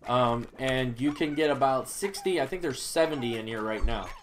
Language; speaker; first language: English; native; English